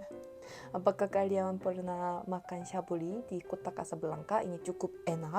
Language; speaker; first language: Indonesian; non-native, learner; Korean